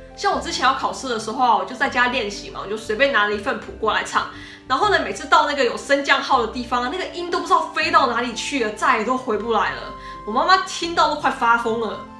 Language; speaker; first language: Chinese; native; Chinese